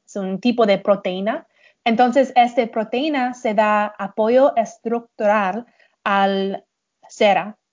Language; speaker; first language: Spanish; non-native, learner; English